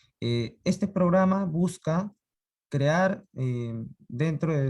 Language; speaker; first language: Spanish; native; Spanish